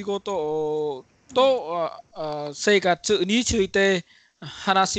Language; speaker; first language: Japanese; non-native, learner; Vietnamese